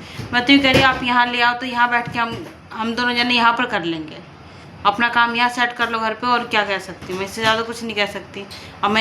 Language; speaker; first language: Hindi; native; Hindi